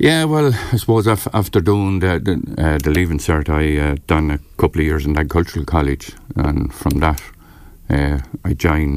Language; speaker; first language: English; native; English